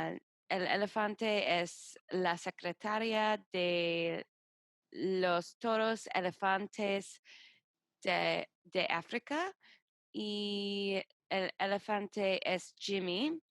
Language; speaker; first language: Spanish; non-native, learner; English